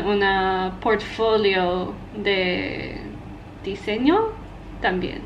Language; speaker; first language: Spanish; non-native, learner; Afrikaans